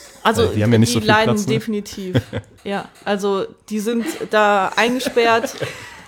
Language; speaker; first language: German; native; German